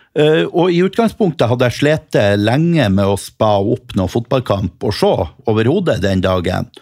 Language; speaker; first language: Norwegian; native; Norwegian